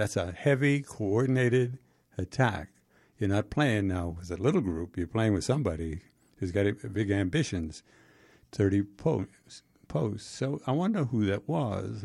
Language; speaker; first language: English; native; English